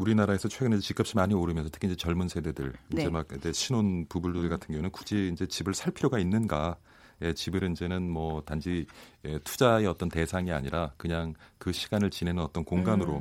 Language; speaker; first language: Korean; native; Korean